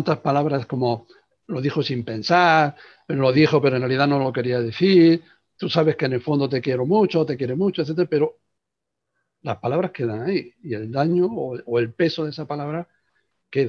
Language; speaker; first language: Spanish; native; Spanish